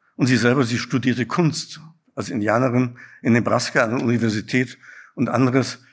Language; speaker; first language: German; native; German